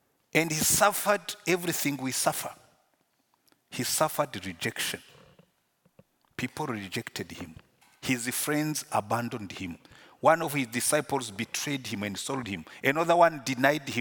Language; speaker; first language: English; non-native, local second language; Kinyarwanda